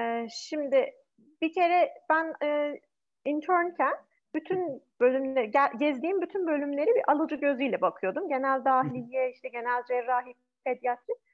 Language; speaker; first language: Turkish; non-native, fluent; Persian